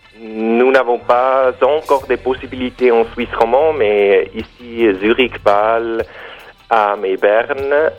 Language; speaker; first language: French; non-native, learner; German